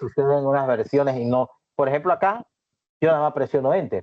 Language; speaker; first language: Spanish; native; Spanish